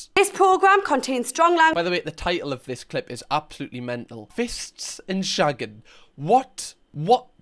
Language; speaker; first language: English; native; English